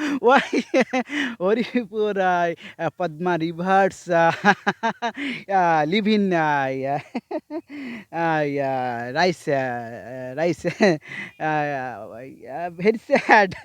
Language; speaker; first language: English; non-native, learner; Bangla